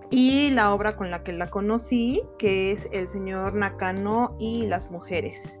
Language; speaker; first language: Spanish; native; Spanish